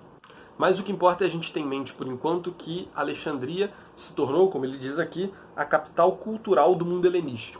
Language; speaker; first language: Portuguese; native; Portuguese